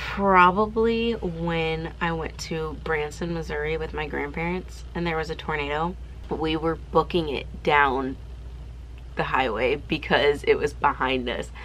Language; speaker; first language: English; native; English